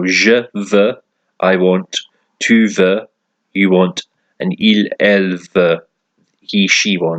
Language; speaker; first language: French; non-native, learner; English